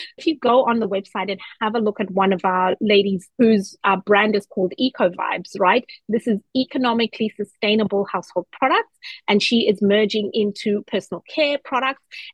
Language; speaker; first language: English; non-native, local second language; Shona